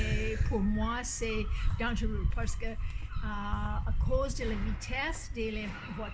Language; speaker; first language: French; non-native, fluent; English